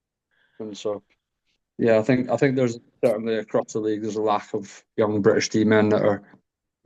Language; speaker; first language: English; native; English